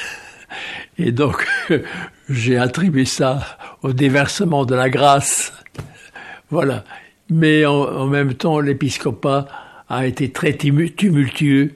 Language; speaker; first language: French; native; French